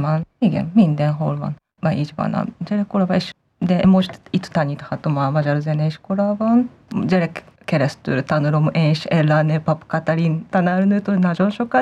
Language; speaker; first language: Hungarian; non-native, fluent; Japanese